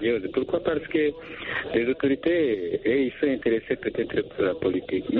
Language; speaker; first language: French; non-native, local second language; Rundi